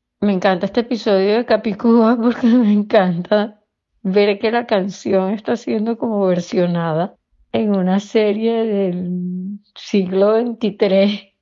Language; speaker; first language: Spanish; native; Spanish